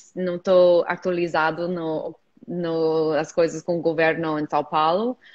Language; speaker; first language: Portuguese; non-native, fluent; English